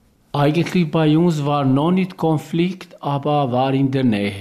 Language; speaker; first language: German; non-native, learner; Albanian